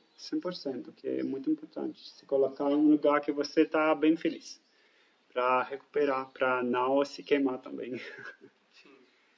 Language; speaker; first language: Portuguese; non-native, fluent; French